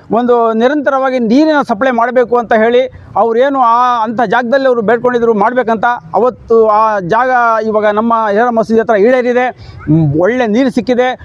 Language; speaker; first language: Kannada; non-native, local second language; Urdu